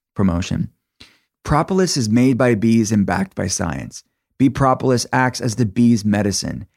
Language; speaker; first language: English; native; English